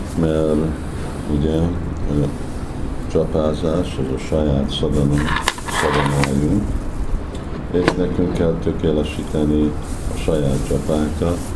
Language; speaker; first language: Hungarian; early bilingual, heritage; Hungarian